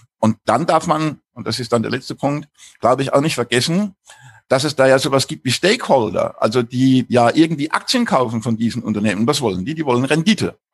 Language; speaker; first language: German; native; German